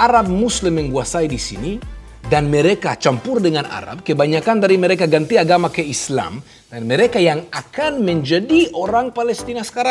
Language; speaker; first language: Indonesian; non-native, fluent; Hebrew